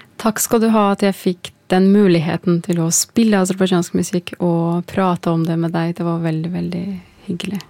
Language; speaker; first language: Norwegian; non-native, fluent; Azerbaijani